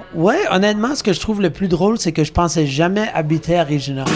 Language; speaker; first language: French; native; French